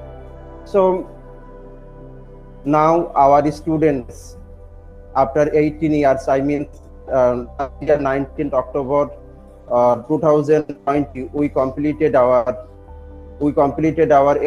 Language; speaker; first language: English; non-native, local second language; Bangla